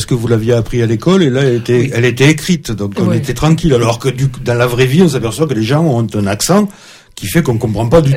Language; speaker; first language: French; native; French